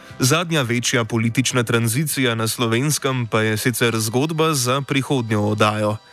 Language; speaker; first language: Slovenian; native; Slovenian